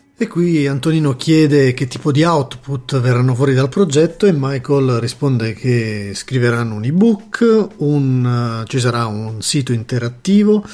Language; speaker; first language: Italian; native; Italian